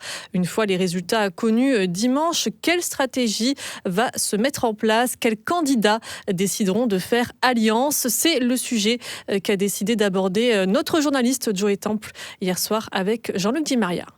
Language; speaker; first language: French; native; French